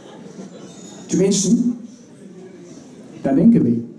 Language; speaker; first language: Dutch; native; Dutch